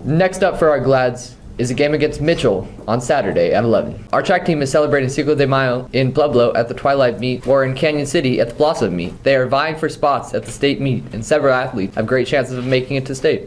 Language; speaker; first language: English; native; English